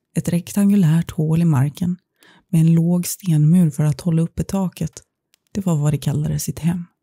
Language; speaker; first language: Swedish; native; Swedish